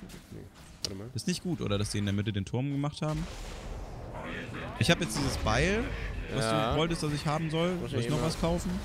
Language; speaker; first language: German; native; German